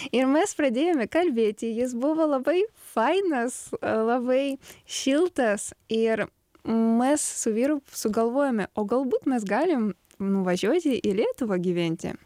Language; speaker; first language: Lithuanian; non-native, learner; Ukrainian